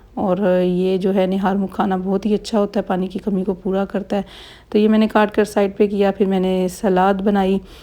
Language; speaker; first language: Urdu; native; Urdu